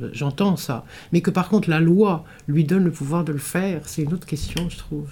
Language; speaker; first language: French; native; French